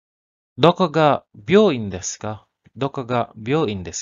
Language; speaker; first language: Japanese; non-native, learner; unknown